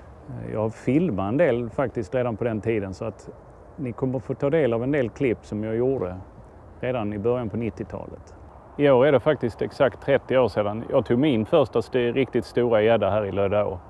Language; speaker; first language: Swedish; native; Swedish